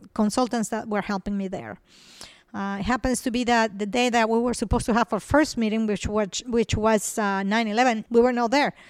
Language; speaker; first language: English; non-native, fluent; Spanish